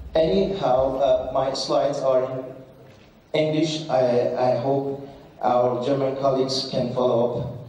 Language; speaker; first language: English; non-native, fluent; Persian